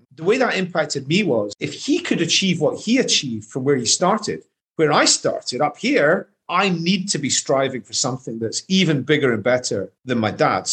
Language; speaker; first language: English; native; English